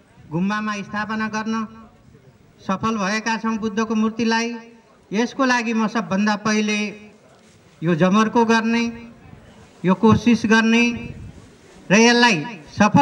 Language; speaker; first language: Nepali; native; Nepali